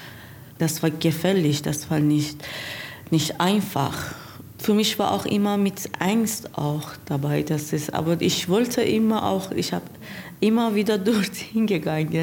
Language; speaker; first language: German; non-native, learner; Persian